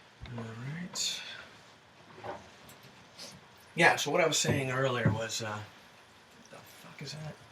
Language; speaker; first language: English; native; English